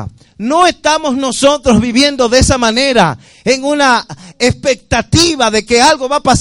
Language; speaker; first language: Spanish; native; Spanish